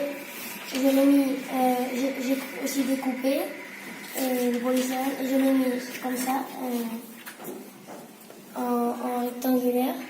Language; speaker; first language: French; non-native, local second language; Spanish